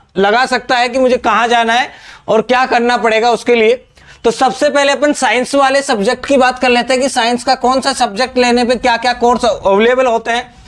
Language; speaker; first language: Hindi; native; Hindi